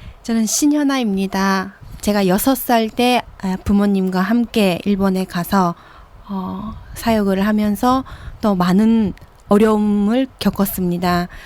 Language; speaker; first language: Korean; early bilingual, heritage; Korean